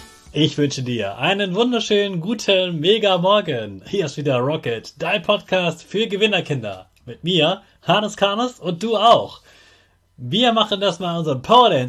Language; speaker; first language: German; native; German